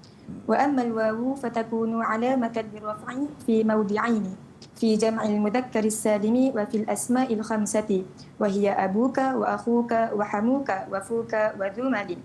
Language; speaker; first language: Arabic; non-native, learner; Malay